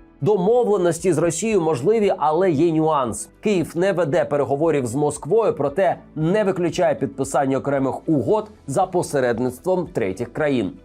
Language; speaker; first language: Ukrainian; native; Ukrainian